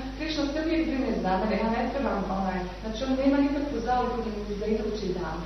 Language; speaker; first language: Serbian; native; Serbian